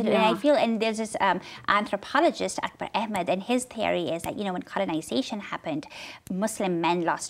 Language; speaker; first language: English; non-native, local second language; Urdu